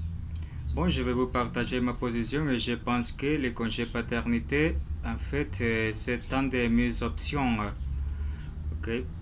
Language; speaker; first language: French; non-native, learner; Spanish